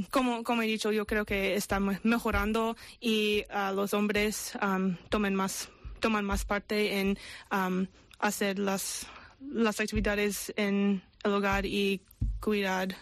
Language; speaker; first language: Spanish; non-native, fluent; English